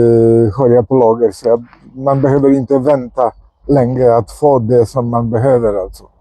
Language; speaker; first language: Swedish; non-native, fluent; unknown